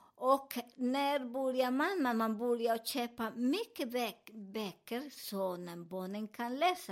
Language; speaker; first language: Swedish; non-native, fluent; Spanish